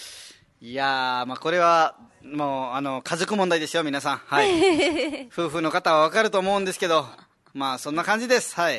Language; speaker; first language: Japanese; native; Japanese